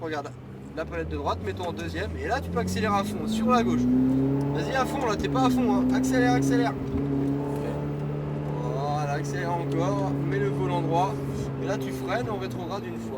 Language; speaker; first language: French; native; French